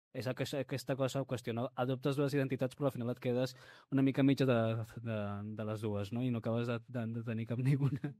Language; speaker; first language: Catalan; early bilingual, other home language; Spanish